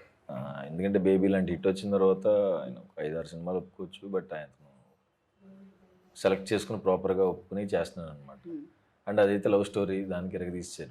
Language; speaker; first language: Telugu; native; Telugu